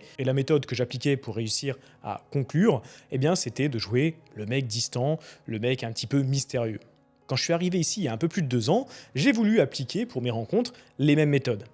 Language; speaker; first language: French; native; French